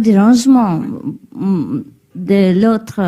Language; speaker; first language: French; non-native, learner; Chinese